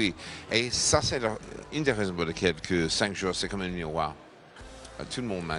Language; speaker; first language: French; non-native, fluent; English